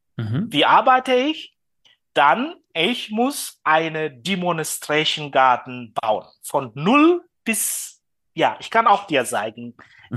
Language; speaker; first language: German; non-native, learner; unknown